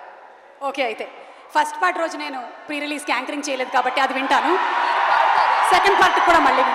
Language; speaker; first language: Telugu; native; Telugu